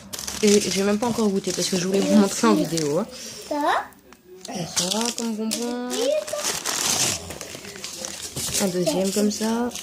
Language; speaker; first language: French; native; French